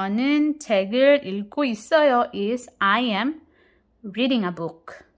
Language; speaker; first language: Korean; non-native, fluent; Filipino